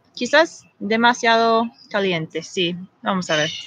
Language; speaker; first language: Spanish; non-native, fluent; English